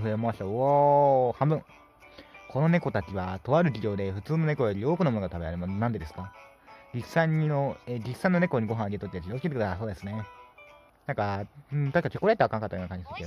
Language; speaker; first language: Japanese; native; Japanese